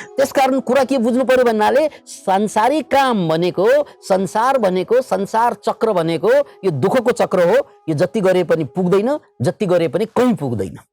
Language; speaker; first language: Nepali; native; Nepali